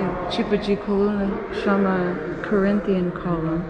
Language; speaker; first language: Portuguese; non-native, fluent; English